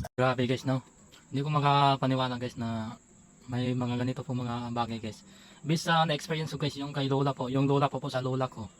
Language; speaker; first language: Filipino; non-native, local second language; Cebuano